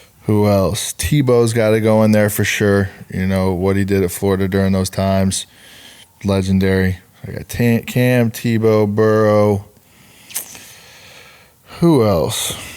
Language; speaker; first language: English; native; English